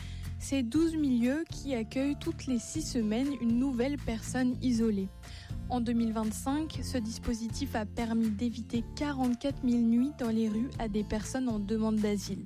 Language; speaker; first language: French; native; French